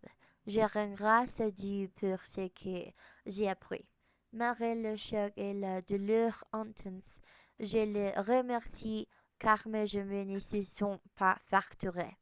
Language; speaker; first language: French; non-native, learner; Spanish